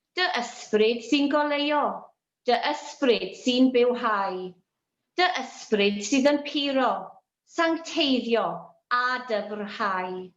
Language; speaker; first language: Welsh; native; Welsh